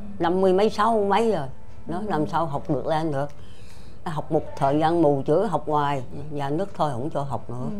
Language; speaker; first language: Vietnamese; non-native, local second language; Chinese